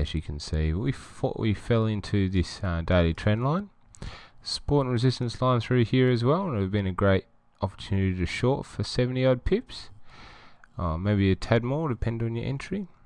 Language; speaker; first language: English; native; English